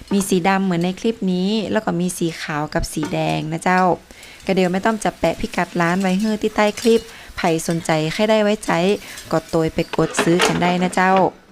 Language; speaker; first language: Thai; native; Thai